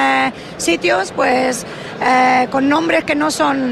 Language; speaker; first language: Spanish; non-native, fluent; English